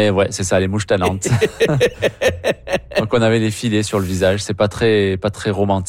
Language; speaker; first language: French; native; French